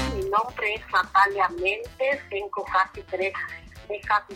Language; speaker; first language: Spanish; non-native, local second language; Mixtepec Mixtec